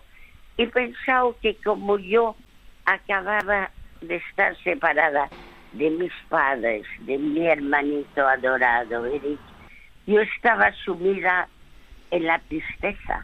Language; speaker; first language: Spanish; early bilingual, other home language; French